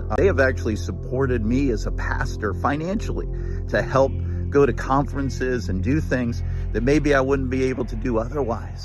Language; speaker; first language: English; native; English